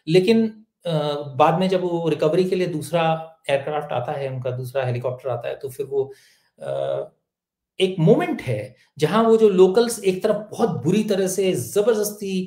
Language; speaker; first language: Hindi; native; Hindi